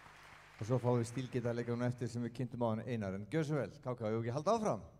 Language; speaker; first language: Icelandic; native; Icelandic